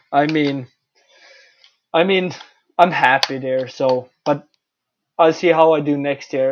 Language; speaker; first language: English; non-native, fluent; Swedish